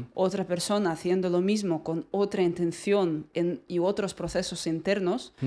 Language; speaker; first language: Spanish; non-native, fluent; Russian